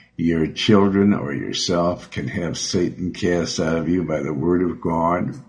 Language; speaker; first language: English; native; English